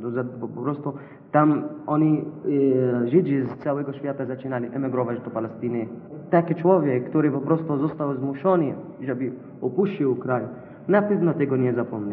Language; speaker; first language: Polish; non-native, learner; Arabic